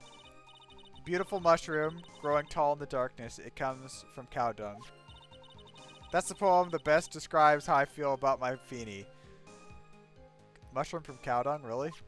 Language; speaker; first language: English; native; English